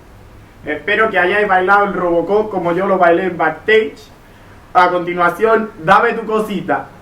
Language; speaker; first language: Spanish; non-native, local second language; Catalan